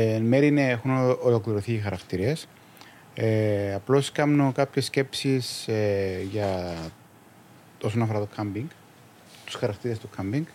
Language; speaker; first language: Greek; native; Greek